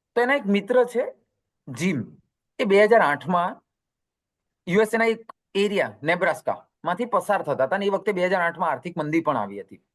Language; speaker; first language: Gujarati; native; Gujarati